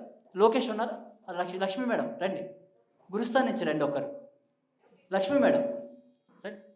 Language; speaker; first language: Telugu; native; Telugu